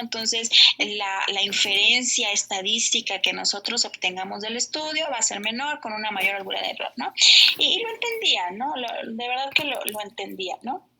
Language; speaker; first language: Spanish; native; Spanish